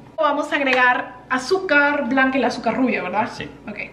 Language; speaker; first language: Spanish; native; Spanish